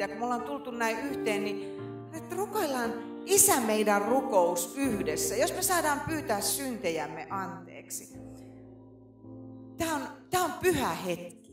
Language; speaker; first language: Finnish; native; Finnish